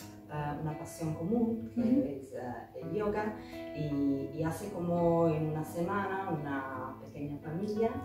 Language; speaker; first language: Spanish; non-native, learner; Italian